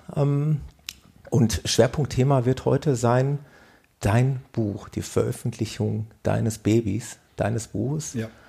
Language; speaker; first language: German; native; German